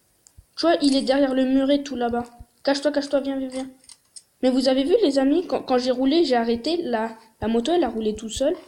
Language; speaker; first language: French; native; French